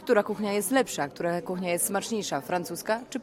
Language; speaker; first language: Polish; native; Polish